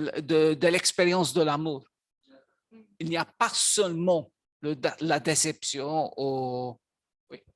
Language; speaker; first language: French; non-native, learner; Maltese